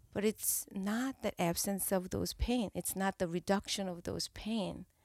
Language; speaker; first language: English; non-native, fluent; Korean